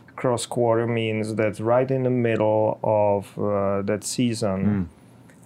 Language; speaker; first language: English; non-native, fluent; Czech